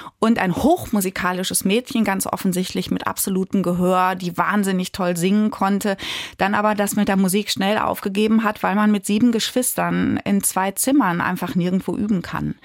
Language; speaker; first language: German; native; German